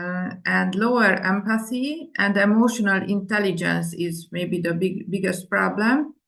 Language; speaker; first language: English; non-native, fluent; Indonesian